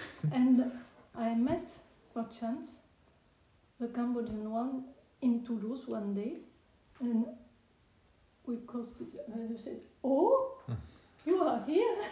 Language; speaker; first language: English; non-native, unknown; French